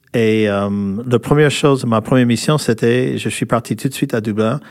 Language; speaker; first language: French; non-native, fluent; English